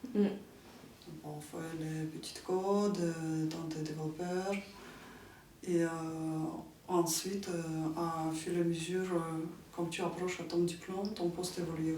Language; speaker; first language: French; non-native, fluent; Ukrainian